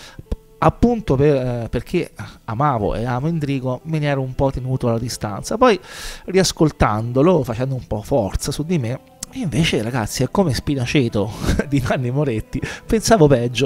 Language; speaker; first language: Italian; native; Italian